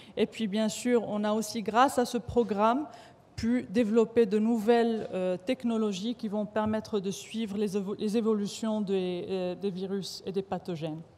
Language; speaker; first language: French; non-native, local second language; Arabic